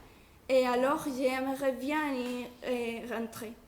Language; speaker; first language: French; non-native, learner; Spanish